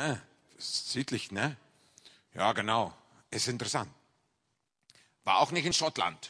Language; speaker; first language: German; non-native, fluent; English